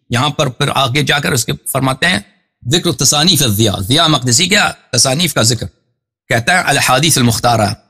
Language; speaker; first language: Urdu; non-native, fluent; Persian